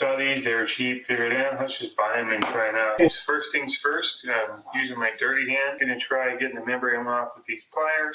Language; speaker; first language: English; native; English